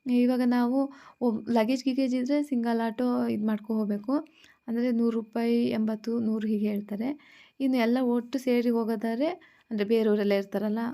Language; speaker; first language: Kannada; native; Kannada